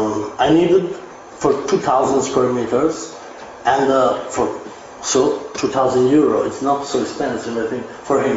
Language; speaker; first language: English; non-native, learner; Italian